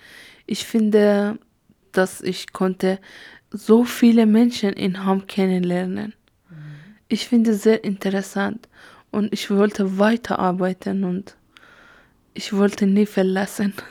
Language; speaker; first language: German; non-native, learner; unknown